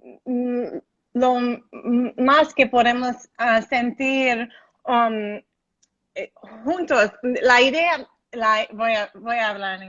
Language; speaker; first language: Spanish; non-native, learner; English